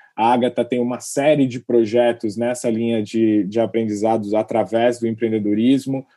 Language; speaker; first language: Portuguese; native; Portuguese